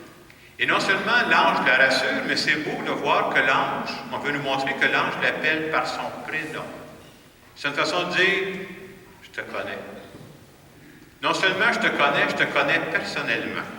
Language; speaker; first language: French; native; French